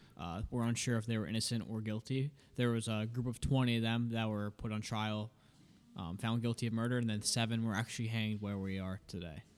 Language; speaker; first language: English; native; English